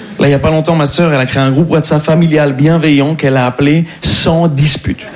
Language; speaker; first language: French; native; French